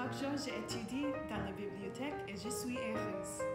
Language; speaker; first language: French; non-native, learner; English